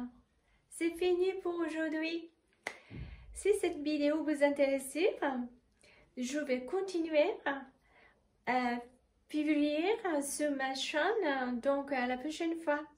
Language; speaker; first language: French; non-native, fluent; Japanese